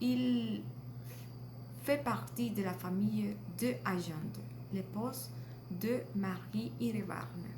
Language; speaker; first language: French; non-native, learner; Spanish